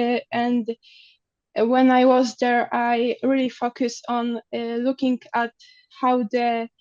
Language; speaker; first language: English; non-native, learner; Polish